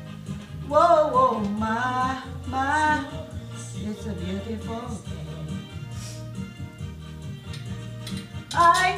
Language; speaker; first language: English; non-native, fluent; Filipino